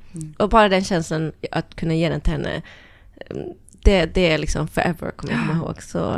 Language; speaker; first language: Swedish; early bilingual, other home language; Somali